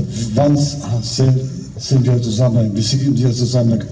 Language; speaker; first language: German; non-native, fluent; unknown